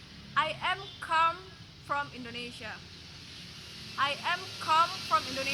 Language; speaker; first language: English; non-native, learner; Indonesian